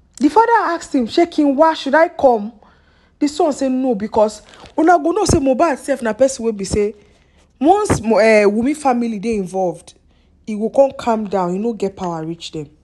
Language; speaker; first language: Nigerian Pidgin; non-native, local second language; Yoruba